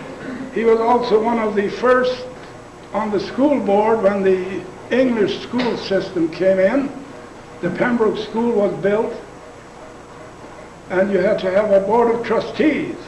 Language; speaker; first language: English; non-native, local second language; Plautdietsch